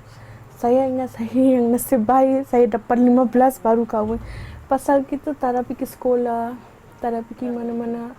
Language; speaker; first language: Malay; non-native, fluent; Rohingya